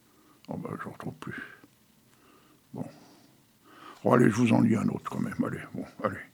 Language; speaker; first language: French; native; French